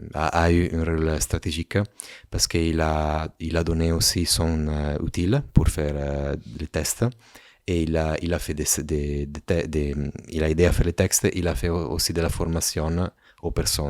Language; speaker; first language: French; non-native, fluent; Italian